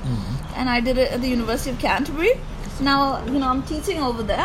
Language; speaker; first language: English; non-native, local second language; Malayalam